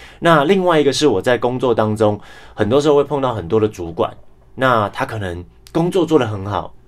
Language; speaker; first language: Chinese; non-native, local second language; English